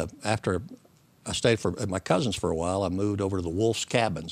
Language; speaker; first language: English; native; English